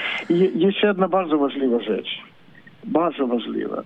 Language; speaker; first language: Polish; non-native, learner; Ukrainian